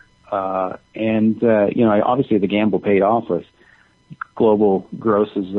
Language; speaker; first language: English; native; English